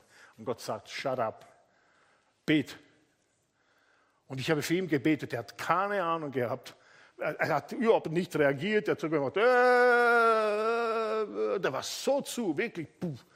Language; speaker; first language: German; non-native, fluent; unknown